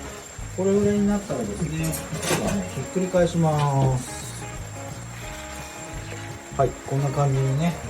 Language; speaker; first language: Japanese; native; Japanese